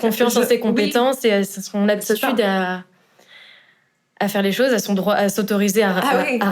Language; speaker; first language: French; native; French